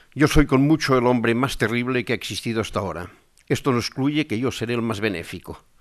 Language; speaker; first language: Spanish; non-native, local second language; Catalan